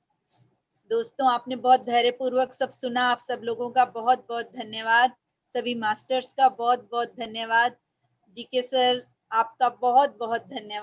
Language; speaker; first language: Hindi; native; Hindi